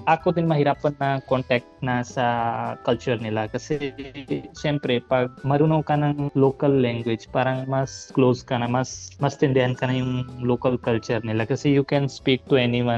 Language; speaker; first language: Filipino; non-native, learner; Punjabi